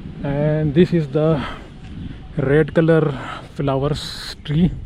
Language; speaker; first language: English; non-native, learner; Urdu